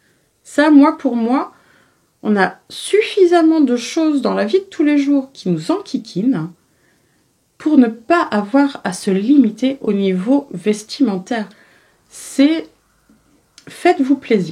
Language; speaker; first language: French; native; French